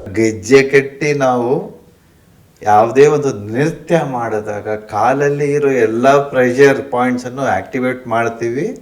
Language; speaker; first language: Kannada; non-native, local second language; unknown